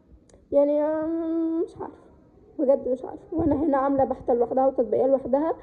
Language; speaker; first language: Arabic; native; Arabic